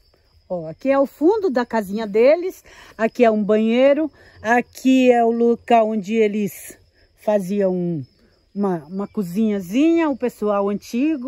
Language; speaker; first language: Portuguese; native; Portuguese